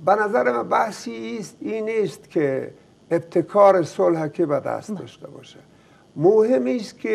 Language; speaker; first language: Persian; native; Persian